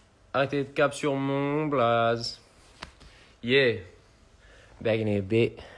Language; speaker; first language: French; native; French